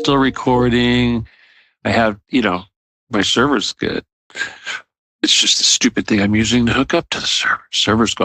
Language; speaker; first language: English; native; English